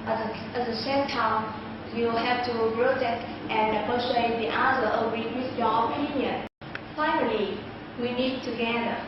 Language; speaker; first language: English; non-native, learner; Vietnamese